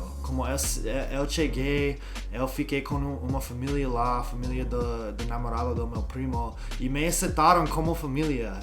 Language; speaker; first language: Portuguese; non-native, learner; English